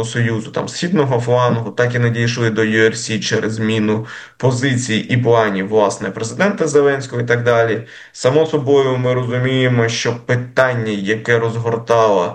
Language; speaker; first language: Ukrainian; native; Ukrainian